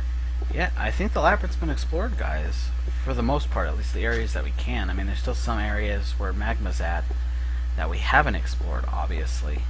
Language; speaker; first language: English; native; English